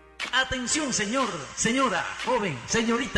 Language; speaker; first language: Spanish; native; Spanish